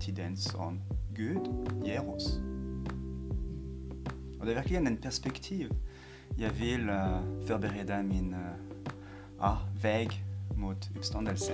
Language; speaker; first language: Swedish; non-native, fluent; French